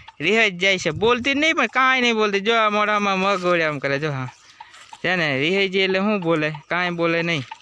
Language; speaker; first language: Gujarati; non-native, local second language; Bhili